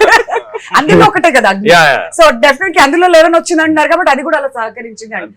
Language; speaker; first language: Telugu; native; Telugu